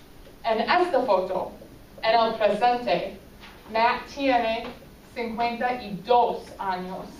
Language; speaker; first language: Spanish; non-native, fluent; English